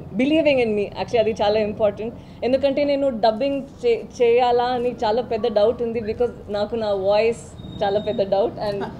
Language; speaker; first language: Telugu; non-native, learner; Tamil